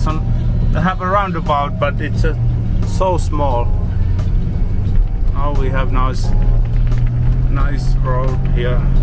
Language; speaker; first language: English; non-native, learner; Finnish